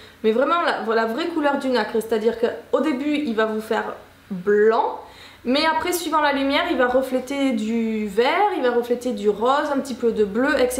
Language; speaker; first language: French; native; French